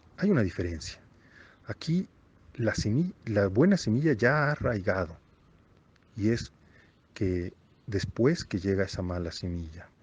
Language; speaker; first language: Spanish; non-native, fluent; Italian